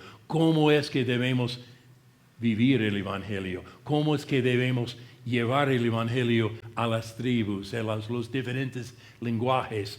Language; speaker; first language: Spanish; non-native, fluent; English